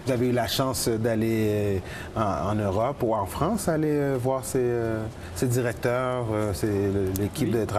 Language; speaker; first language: French; native; French